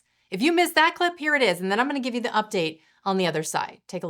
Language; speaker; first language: English; native; English